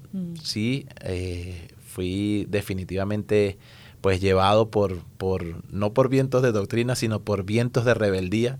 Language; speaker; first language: Spanish; native; Spanish